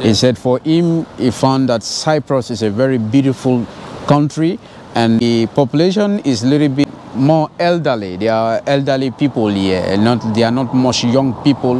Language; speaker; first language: English; non-native, fluent; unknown